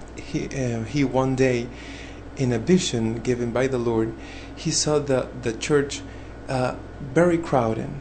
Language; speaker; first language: English; non-native, fluent; Spanish